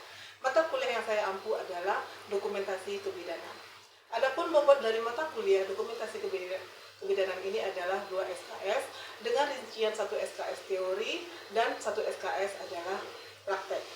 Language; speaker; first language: Indonesian; native; Indonesian